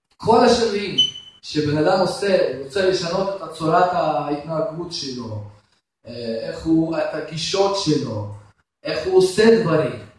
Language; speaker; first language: Hebrew; non-native, fluent; Russian